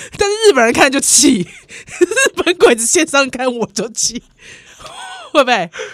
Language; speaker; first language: Chinese; native; Chinese